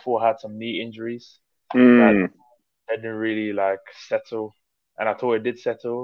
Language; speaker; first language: English; native; English